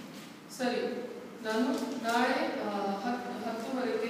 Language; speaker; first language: Kannada; non-native, learner; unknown